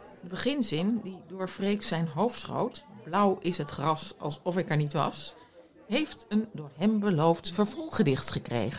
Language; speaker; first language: Dutch; native; Dutch